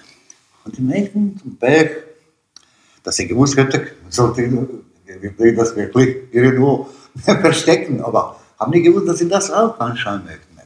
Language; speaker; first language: German; non-native, fluent; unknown